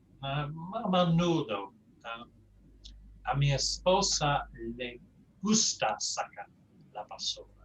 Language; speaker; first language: Spanish; non-native, learner; English